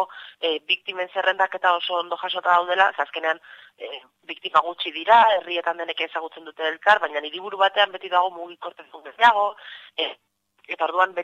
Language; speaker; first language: Basque; native; Basque